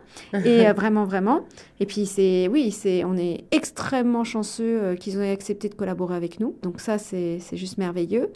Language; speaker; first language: French; native; French